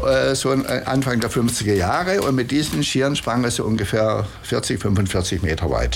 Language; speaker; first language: German; native; German